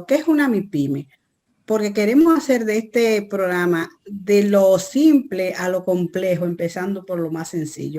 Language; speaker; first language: Spanish; native; Spanish